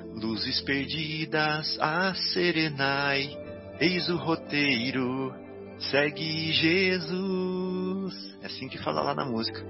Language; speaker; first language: Portuguese; native; Portuguese